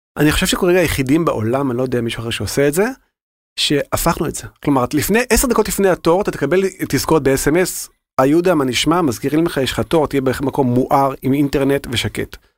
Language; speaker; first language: Hebrew; native; Hebrew